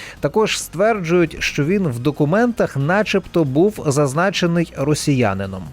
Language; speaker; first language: Ukrainian; native; Ukrainian